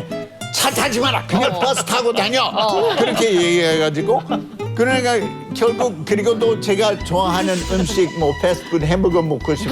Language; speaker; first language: Korean; non-native, fluent; English